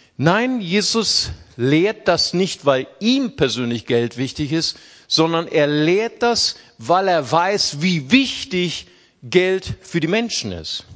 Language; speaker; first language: German; early bilingual, other home language; Portuguese